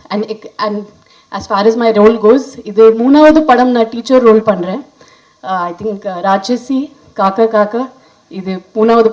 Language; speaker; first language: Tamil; non-native, fluent; Hindi